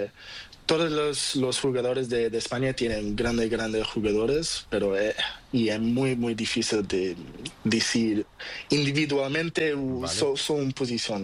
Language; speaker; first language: Spanish; non-native, learner; Portuguese